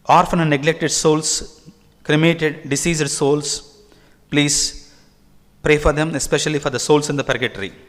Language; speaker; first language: English; non-native, local second language; Telugu